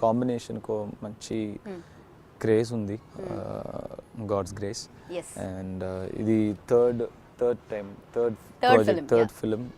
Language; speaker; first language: Telugu; non-native, learner; Tamil